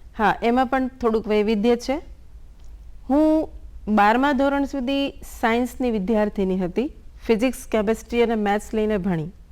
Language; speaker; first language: Gujarati; non-native, local second language; Bangla